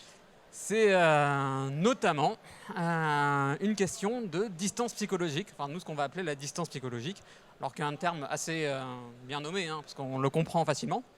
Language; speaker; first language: French; native; French